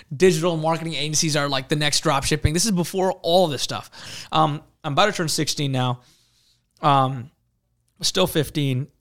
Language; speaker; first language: English; early bilingual, other home language; Urdu